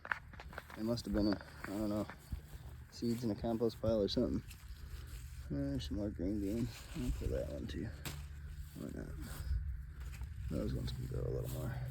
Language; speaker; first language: English; native; English